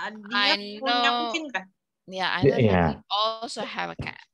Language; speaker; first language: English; non-native, learner; Indonesian